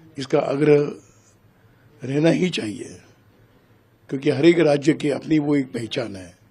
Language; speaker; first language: Hindi; non-native, local second language; Marathi